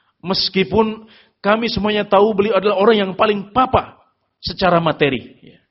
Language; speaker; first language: Indonesian; native; Indonesian